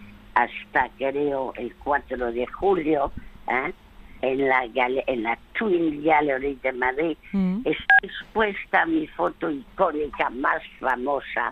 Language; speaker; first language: Spanish; early bilingual, other home language; French